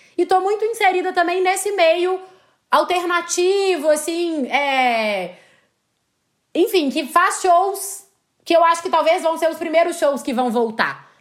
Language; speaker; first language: Portuguese; native; Portuguese